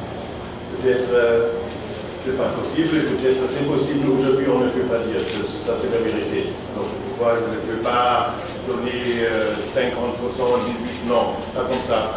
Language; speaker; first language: French; non-native, fluent; German